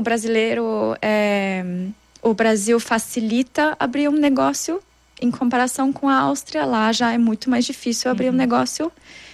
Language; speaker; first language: Portuguese; non-native, fluent; German